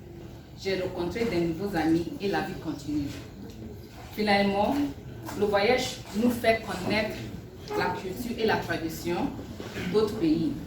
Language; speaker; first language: French; non-native, learner; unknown